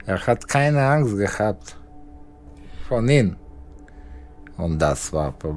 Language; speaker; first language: German; non-native, learner; Russian